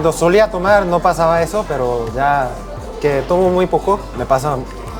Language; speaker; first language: Spanish; non-native, fluent; Korean